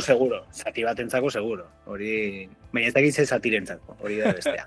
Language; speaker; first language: Basque; native; Basque